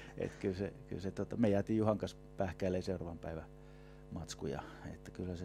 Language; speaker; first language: Finnish; native; Finnish